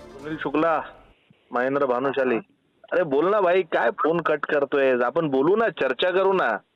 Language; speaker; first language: Marathi; non-native, local second language; Gujarati